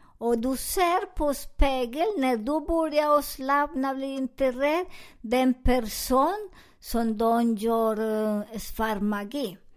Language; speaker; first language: Swedish; non-native, learner; Spanish